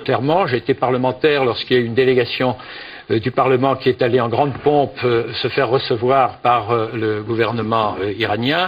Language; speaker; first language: French; native; French